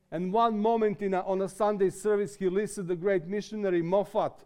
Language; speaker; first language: English; non-native, fluent; Serbian